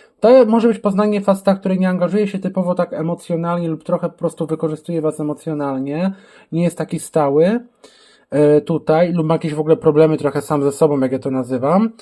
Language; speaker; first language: Polish; native; Polish